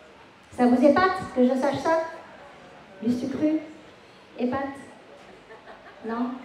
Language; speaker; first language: French; native; French